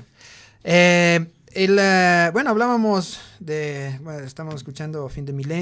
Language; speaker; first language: Spanish; native; Spanish